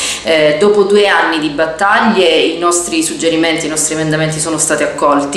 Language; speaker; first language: Italian; native; Italian